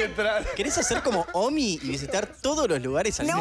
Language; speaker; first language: Spanish; native; Spanish